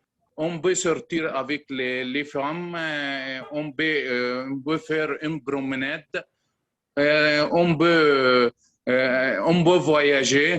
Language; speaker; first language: French; non-native, learner; Arabic